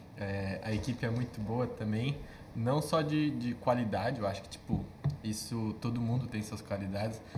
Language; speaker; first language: Portuguese; native; Portuguese